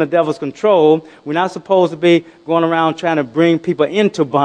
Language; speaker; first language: English; native; English